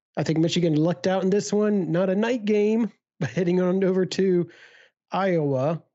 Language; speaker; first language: English; native; English